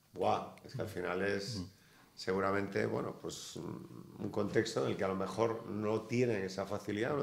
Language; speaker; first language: Spanish; native; Spanish